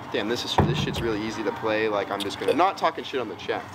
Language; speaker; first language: English; native; English